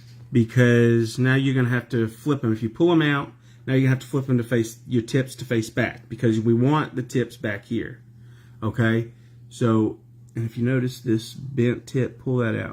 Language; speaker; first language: English; native; English